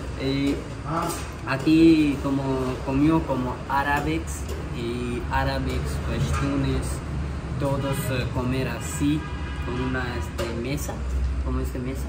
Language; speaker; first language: Spanish; non-native, learner; Urdu